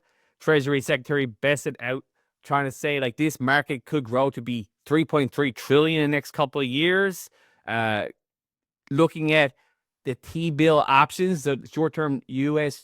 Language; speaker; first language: English; native; English